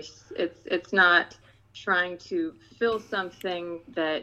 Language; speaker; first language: English; non-native, local second language; Filipino